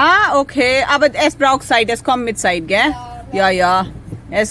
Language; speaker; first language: German; non-native, learner; Hindi